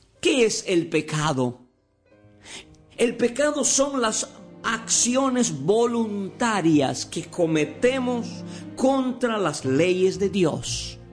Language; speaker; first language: Spanish; native; Spanish